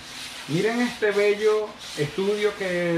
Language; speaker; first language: Spanish; native; Spanish